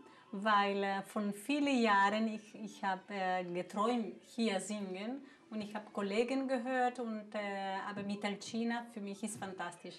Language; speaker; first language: German; non-native, learner; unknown